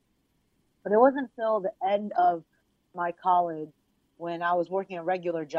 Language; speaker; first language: English; early bilingual, other home language; Chinese